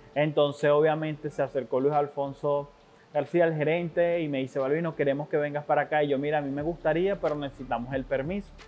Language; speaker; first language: Spanish; native; Spanish